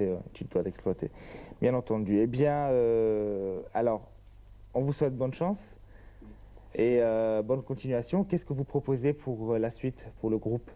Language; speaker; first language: French; native; French